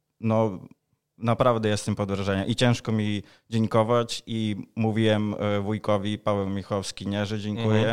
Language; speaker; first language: Polish; non-native, fluent; Ukrainian